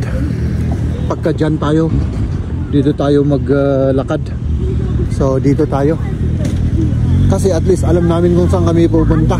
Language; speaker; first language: Filipino; non-native, learner; German